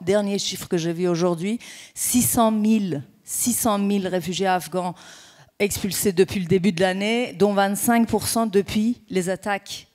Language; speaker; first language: French; non-native, fluent; Persian